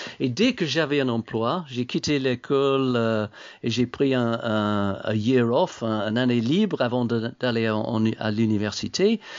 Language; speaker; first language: French; non-native, fluent; English